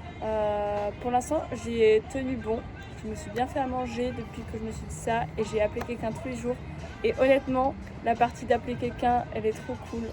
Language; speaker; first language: French; native; French